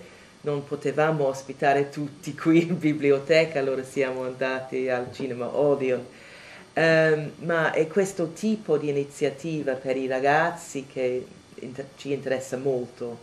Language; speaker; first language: Italian; non-native, fluent; English